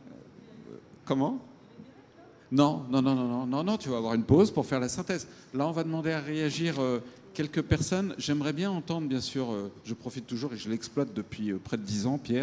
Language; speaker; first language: French; native; French